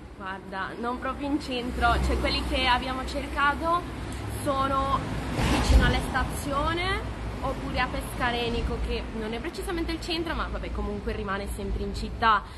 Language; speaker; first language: Italian; non-native, fluent; Spanish